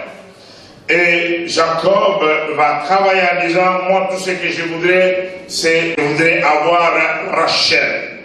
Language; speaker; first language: French; non-native, local second language; Lingala